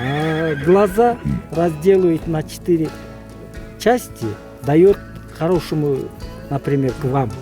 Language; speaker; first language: Russian; non-native, local second language; Kyrgyz